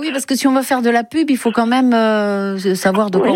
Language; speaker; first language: French; native; French